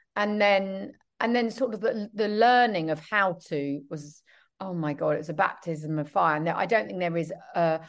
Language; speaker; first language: English; native; English